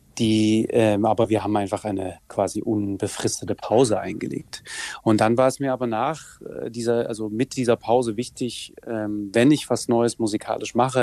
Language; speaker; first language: German; native; German